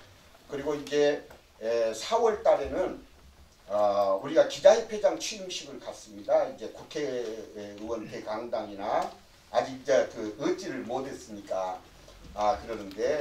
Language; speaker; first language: Korean; native; Korean